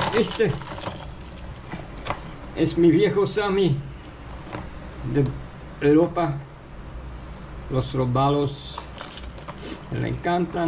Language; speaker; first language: Spanish; non-native, fluent; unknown